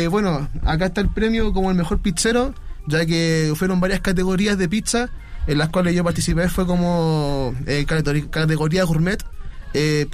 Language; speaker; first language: Spanish; native; Spanish